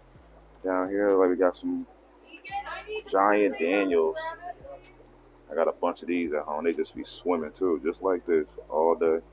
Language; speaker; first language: English; native; English